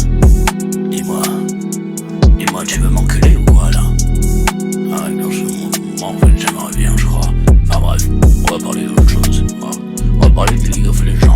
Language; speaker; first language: French; native; French